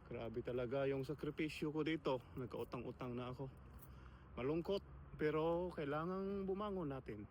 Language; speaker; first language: Filipino; non-native, local second language; Cebuano